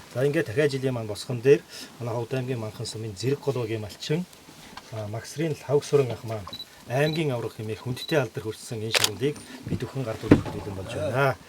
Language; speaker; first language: Mongolian; native; Mongolian